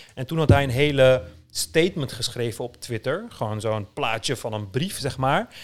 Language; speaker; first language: Dutch; early bilingual, other home language; Turkish